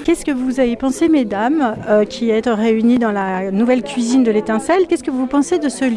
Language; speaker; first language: French; native; French